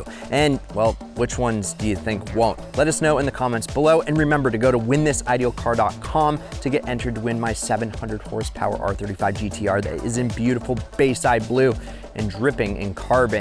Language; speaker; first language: English; native; English